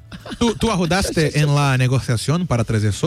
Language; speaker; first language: Spanish; non-native, learner; Portuguese